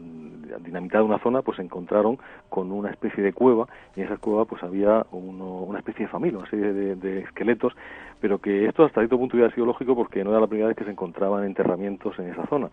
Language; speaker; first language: Spanish; native; Spanish